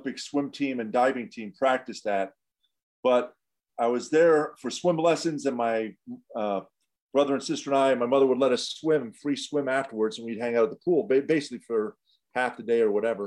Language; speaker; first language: English; native; English